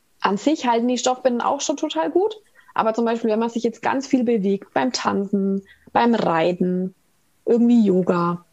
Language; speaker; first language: German; native; German